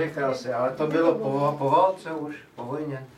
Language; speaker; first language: Czech; non-native, fluent; Russian